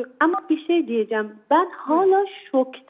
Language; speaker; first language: Turkish; non-native, learner; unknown